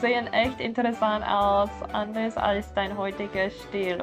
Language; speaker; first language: German; non-native, learner; English